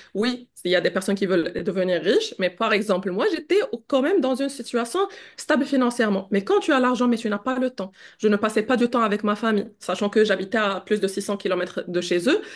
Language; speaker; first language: French; non-native, local second language; Arabic